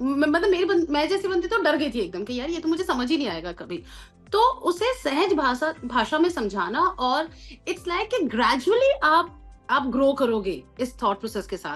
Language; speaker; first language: Hindi; native; Hindi